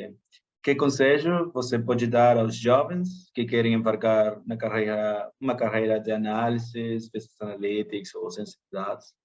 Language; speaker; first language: Portuguese; non-native, fluent; Spanish